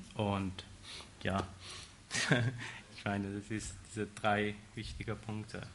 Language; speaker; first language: German; non-native, learner; Persian